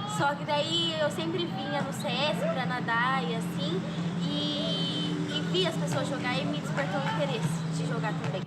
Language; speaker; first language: Portuguese; early bilingual, other home language; Arabic